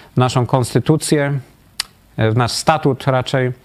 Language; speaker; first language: Polish; native; Polish